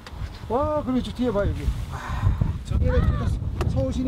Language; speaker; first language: Korean; native; Korean